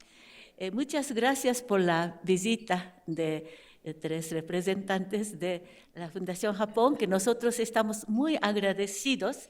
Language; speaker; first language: Spanish; non-native, fluent; Japanese